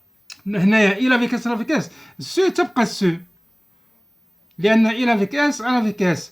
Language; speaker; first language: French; non-native, local second language; Arabic